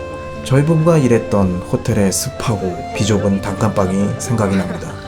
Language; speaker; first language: Korean; native; Korean